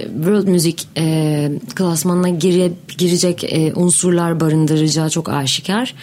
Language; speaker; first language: Turkish; native; Turkish